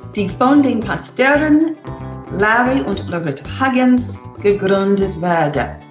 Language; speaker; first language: German; non-native, fluent; English